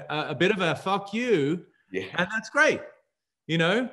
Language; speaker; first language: English; native; English